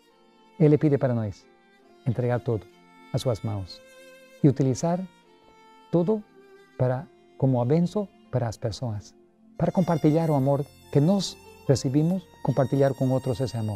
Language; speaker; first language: Portuguese; non-native, learner; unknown